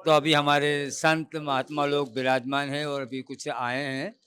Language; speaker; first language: Urdu; non-native, local second language; Gujarati